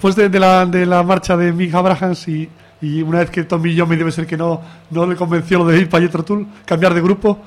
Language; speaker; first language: Spanish; native; Spanish